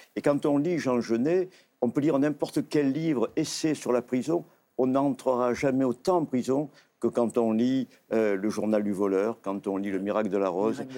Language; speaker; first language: French; native; French